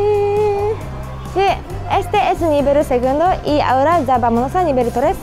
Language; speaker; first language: Spanish; non-native, learner; Japanese